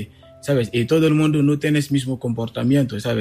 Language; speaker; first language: Spanish; non-native, learner; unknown